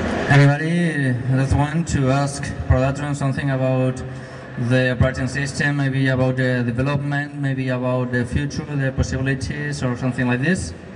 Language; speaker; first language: English; non-native, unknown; Spanish